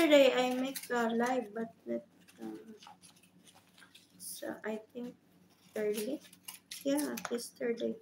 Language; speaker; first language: English; non-native, learner; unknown